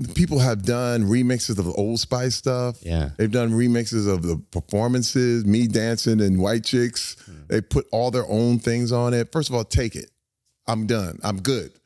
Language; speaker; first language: English; native; English